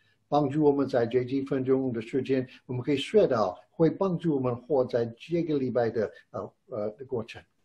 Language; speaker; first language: Chinese; non-native, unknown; English